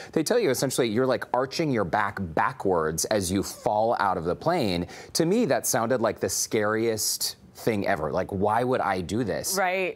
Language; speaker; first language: English; native; English